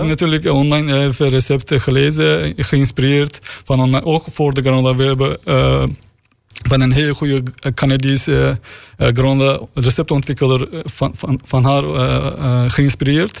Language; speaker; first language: Dutch; non-native, learner; Turkish